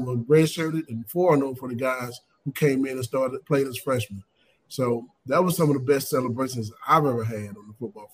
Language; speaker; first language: English; native; English